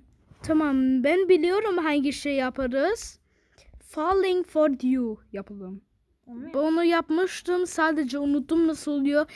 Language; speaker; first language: Turkish; early bilingual, heritage; Turkish